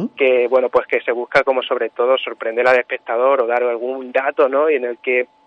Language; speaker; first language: Spanish; native; Spanish